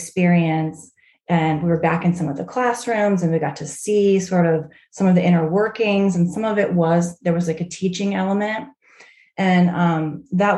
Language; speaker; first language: English; native; English